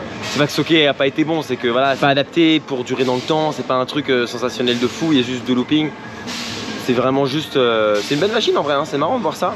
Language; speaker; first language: French; native; French